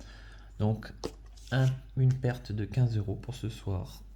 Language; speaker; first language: French; native; French